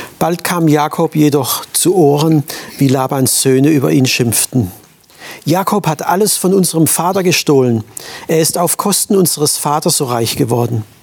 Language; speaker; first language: German; native; German